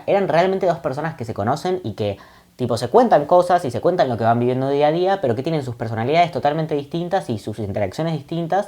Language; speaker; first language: Spanish; native; Spanish